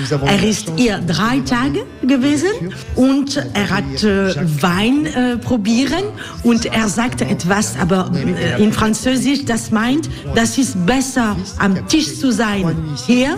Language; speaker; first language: German; non-native, learner; French